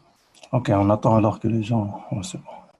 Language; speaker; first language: French; native; French